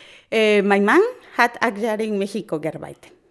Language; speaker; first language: German; non-native, learner; Spanish